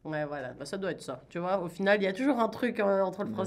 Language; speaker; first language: French; native; French